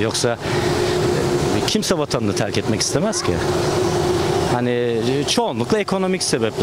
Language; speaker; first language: Turkish; native; Turkish